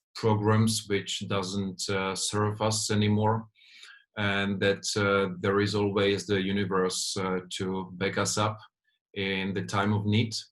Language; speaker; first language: English; non-native, fluent; Czech